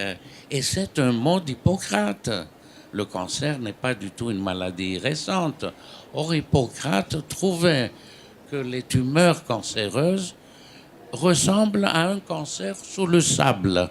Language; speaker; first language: French; non-native, fluent; Greek